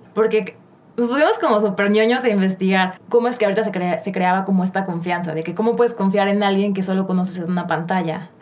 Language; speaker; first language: Spanish; native; Spanish